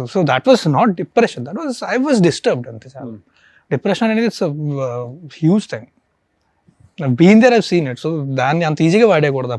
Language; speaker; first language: Telugu; native; Telugu